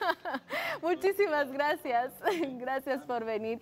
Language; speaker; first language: Spanish; native; Spanish